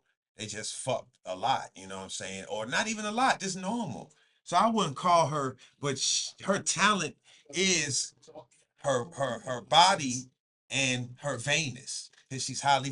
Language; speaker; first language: English; native; English